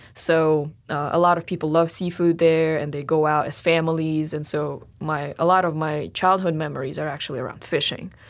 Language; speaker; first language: English; non-native, fluent; Russian